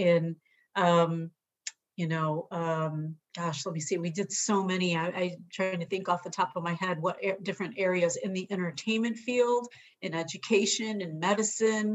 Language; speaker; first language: English; native; English